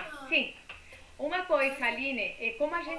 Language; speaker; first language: Portuguese; non-native, fluent; Spanish